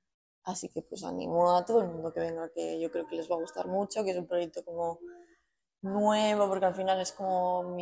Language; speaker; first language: Spanish; native; Spanish